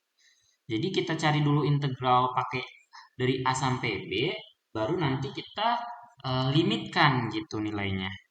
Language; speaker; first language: Indonesian; native; Indonesian